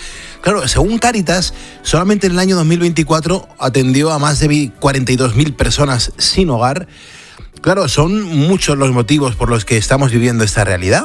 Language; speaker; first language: Spanish; native; Spanish